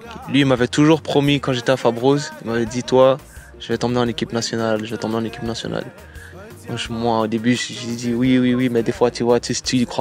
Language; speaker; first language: French; native; French